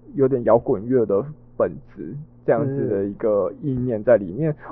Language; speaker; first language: Chinese; native; Chinese